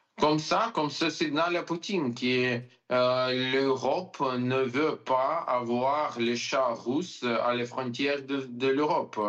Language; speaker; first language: French; non-native, learner; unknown